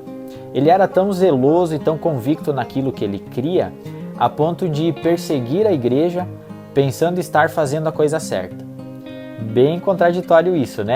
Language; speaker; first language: Portuguese; native; Portuguese